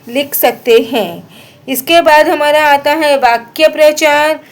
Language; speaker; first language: Hindi; non-native, local second language; Marathi